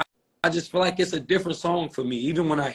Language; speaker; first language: English; native; English